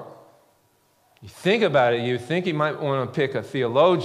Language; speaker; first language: English; native; English